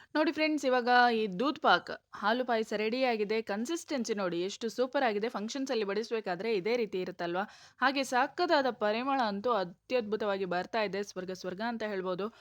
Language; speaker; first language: Kannada; non-native, local second language; Konkani